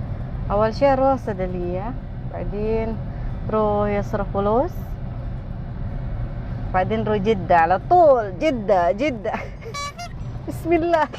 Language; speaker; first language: Arabic; non-native, learner; Indonesian